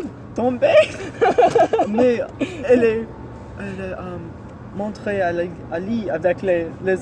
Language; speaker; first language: French; non-native, learner; English